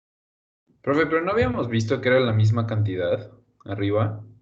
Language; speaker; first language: Spanish; native; Spanish